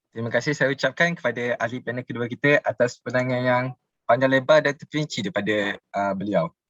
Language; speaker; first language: Malay; native; Malay